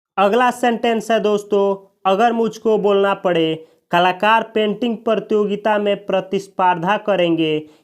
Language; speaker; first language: Hindi; native; Hindi